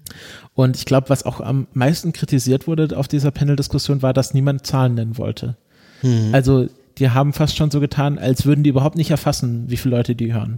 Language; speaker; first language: German; native; German